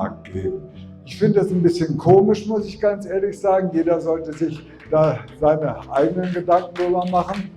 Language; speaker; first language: German; native; German